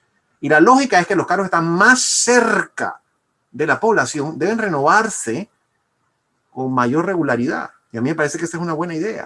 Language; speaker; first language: Spanish; native; Spanish